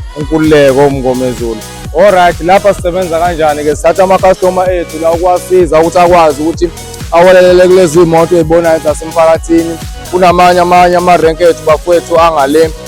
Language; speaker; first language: Zulu; native; Zulu